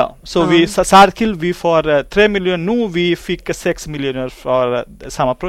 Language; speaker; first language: Swedish; non-native, learner; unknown